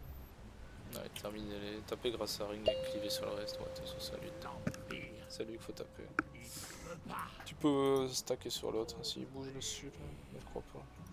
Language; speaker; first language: French; native; French